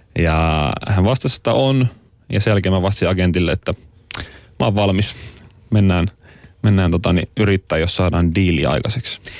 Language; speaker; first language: Finnish; native; Finnish